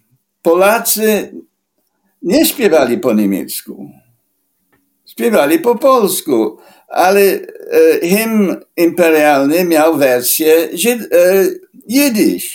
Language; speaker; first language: Polish; non-native, fluent; English